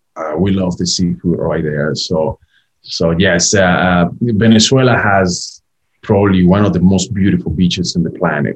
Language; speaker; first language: English; non-native, fluent; Spanish